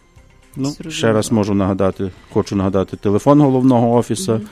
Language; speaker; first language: Ukrainian; native; Ukrainian